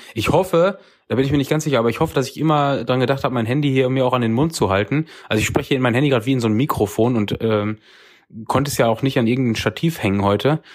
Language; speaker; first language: German; native; German